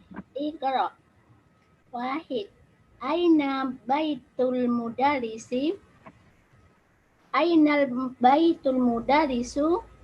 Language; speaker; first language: Arabic; non-native, learner; Indonesian